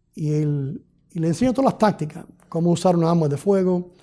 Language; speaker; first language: Spanish; early bilingual, heritage; Spanish